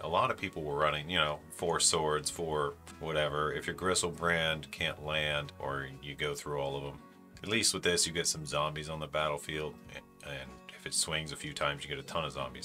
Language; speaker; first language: English; native; English